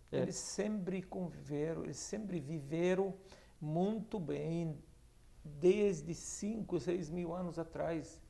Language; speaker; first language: Portuguese; non-native, fluent; Arabic